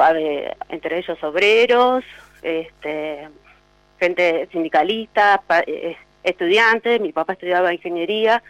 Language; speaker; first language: Spanish; native; Spanish